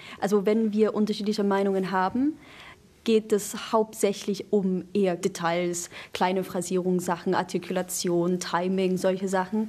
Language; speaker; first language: German; non-native, fluent; English